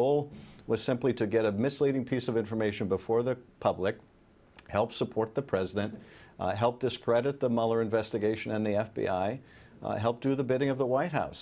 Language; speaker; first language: English; native; English